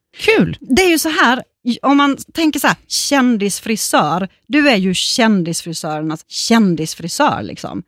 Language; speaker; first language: Swedish; native; Swedish